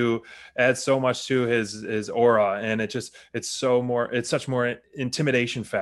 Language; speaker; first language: English; native; English